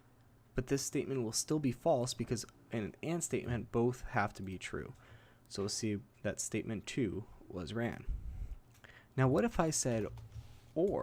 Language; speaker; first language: English; native; English